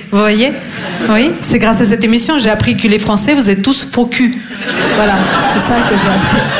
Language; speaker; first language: French; non-native, fluent; Russian